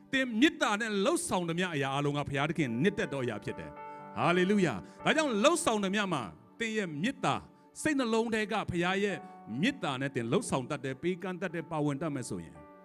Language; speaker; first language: Burmese; non-native, local second language; Kachin